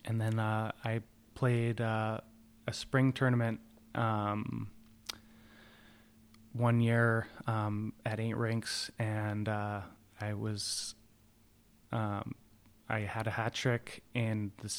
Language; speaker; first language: English; native; English